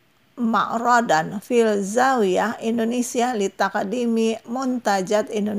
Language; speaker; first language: Arabic; non-native, fluent; Indonesian